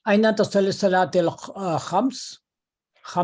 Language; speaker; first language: Arabic; non-native, fluent; Urdu